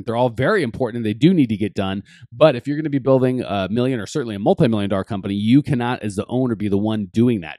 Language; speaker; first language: English; native; English